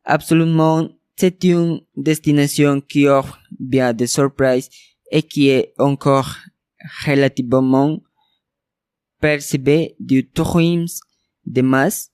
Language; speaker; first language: French; non-native, learner; Spanish